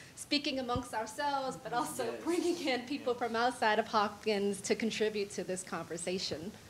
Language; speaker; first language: English; native; English